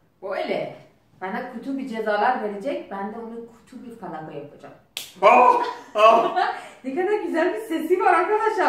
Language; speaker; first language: Turkish; non-native, learner; Azerbaijani